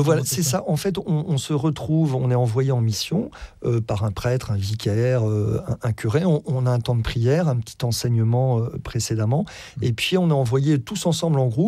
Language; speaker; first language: French; native; French